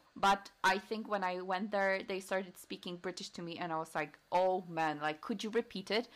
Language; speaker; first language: English; non-native, fluent; Polish